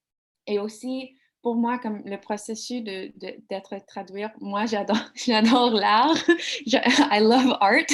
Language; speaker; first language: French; non-native, learner; English